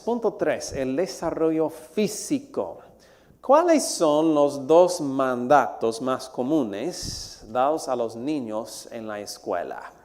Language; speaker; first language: Spanish; non-native, fluent; English